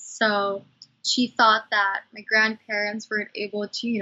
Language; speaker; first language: English; non-native, local second language; Cebuano